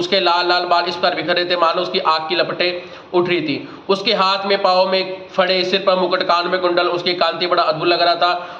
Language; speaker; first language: Hindi; native; Hindi